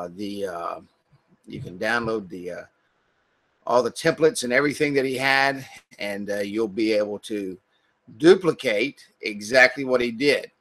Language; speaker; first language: English; native; English